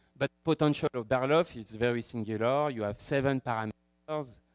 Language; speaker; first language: English; non-native, fluent; French